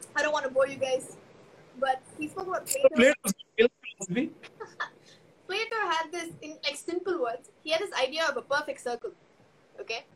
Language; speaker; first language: English; non-native, local second language; Tamil